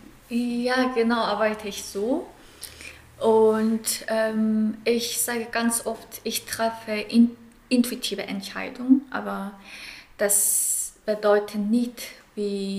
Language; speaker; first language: German; non-native, fluent; Korean